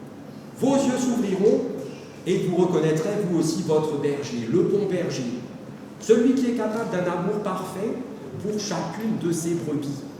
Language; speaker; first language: French; native; French